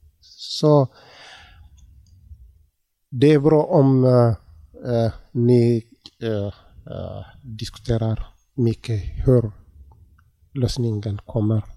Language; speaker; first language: Swedish; non-native, learner; Tigrinya